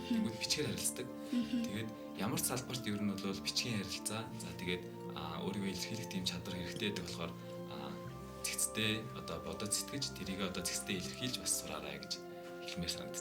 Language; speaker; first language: Mongolian; native; Mongolian